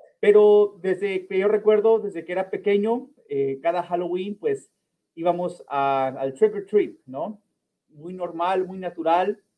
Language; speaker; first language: Spanish; early bilingual, heritage; Spanish